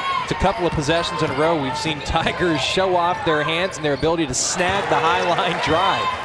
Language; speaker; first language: English; native; English